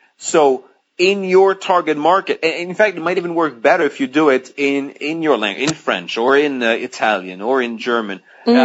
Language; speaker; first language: English; non-native, fluent; Greek